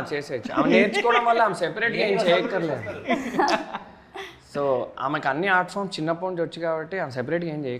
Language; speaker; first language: Telugu; native; Telugu